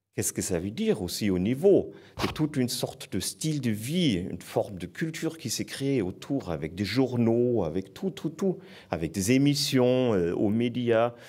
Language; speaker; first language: French; non-native, fluent; German